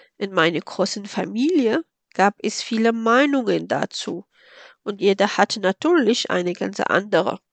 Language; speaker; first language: German; non-native, fluent; Arabic